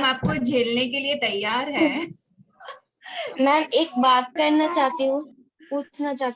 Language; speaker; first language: Hindi; non-native, local second language; Bangla